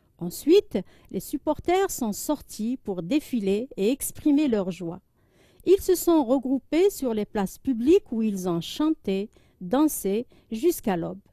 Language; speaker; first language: French; non-native, local second language; Arabic